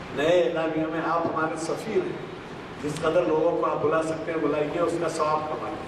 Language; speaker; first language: Urdu; native; Urdu